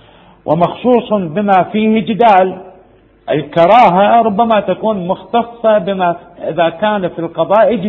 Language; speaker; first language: Arabic; native; Arabic